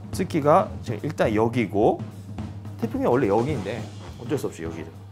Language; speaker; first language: Korean; non-native, fluent; Japanese